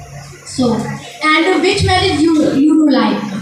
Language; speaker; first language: English; non-native, learner; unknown